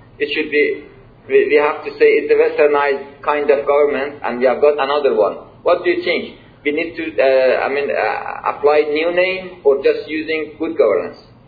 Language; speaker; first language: English; non-native, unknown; Persian